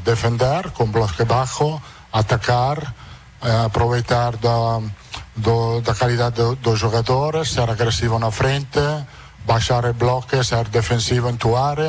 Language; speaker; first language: Portuguese; non-native, fluent; Italian